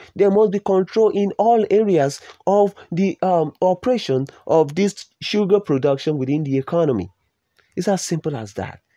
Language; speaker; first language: English; non-native, local second language; Yoruba